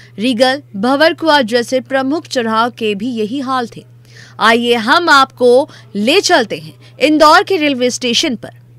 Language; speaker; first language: Hindi; native; Hindi